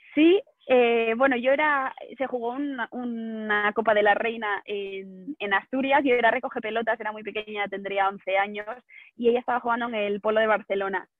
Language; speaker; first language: Spanish; native; Spanish